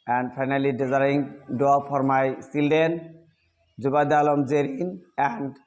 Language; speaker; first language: English; non-native, local second language; Bangla